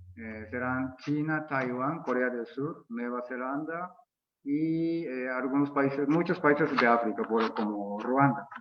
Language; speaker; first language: Spanish; non-native, fluent; Japanese